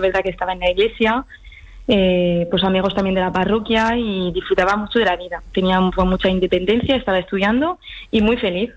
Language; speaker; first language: Spanish; early bilingual, heritage; French